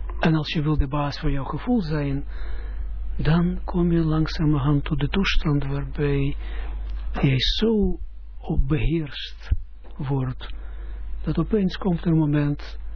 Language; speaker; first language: Dutch; non-native, fluent; Russian